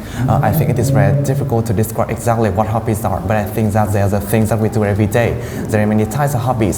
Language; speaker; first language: English; non-native, fluent; Vietnamese